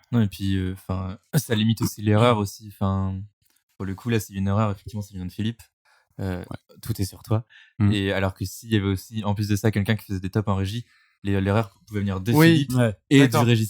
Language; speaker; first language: French; native; French